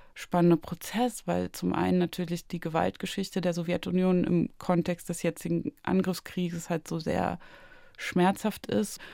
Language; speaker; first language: German; native; German